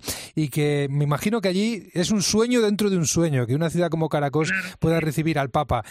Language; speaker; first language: Spanish; native; Spanish